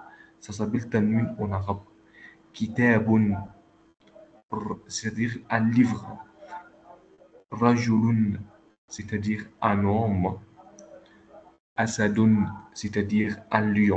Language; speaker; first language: French; non-native, local second language; Arabic